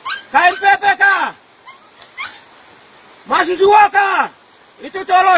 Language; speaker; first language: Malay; non-native, local second language; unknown